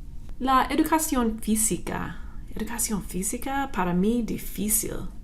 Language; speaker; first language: Spanish; non-native, fluent; English